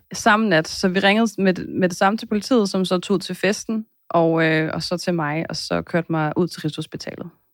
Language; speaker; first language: Danish; native; Danish